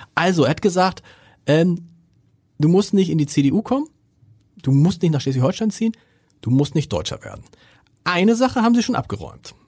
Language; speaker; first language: German; native; German